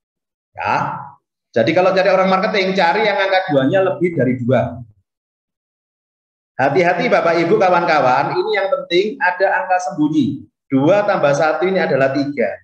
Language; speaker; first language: Indonesian; native; Indonesian